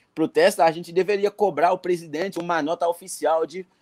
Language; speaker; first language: Portuguese; non-native, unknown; Haitian Creole